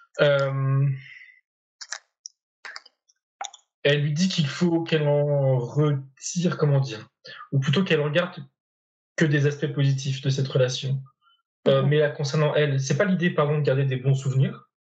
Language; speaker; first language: French; native; French